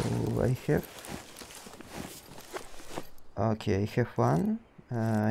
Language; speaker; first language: English; non-native, learner; Russian